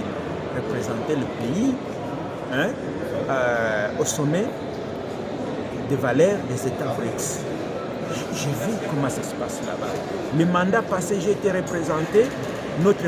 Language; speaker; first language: French; non-native, local second language; Swahili